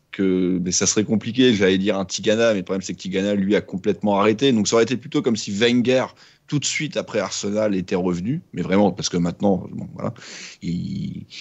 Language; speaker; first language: French; native; French